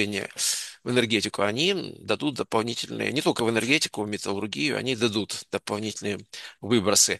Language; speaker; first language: Russian; native; Russian